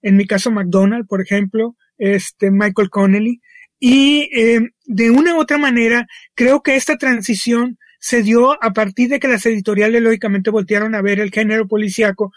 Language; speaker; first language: Spanish; native; Spanish